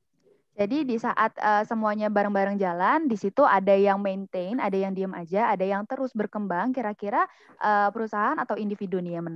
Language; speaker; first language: Indonesian; native; Indonesian